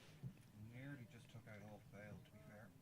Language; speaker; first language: English; native; English